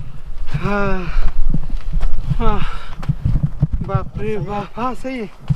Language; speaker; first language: Hindi; non-native, learner; Bangla